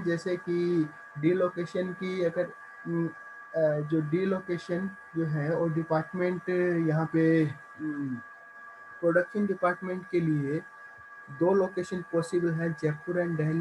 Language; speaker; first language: Hindi; native; Hindi